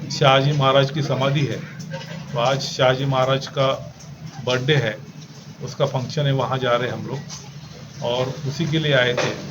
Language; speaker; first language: Hindi; non-native, local second language; Marathi